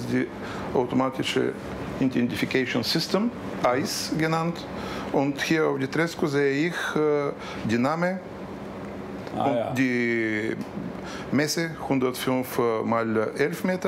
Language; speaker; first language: German; non-native, learner; Bulgarian